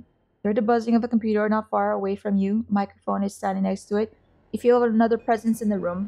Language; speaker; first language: English; native; English